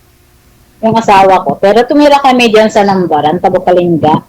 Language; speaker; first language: Filipino; non-native, local second language; Iloko